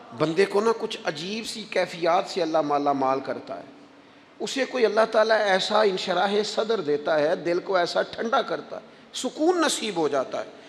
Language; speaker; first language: Urdu; non-native, local second language; Punjabi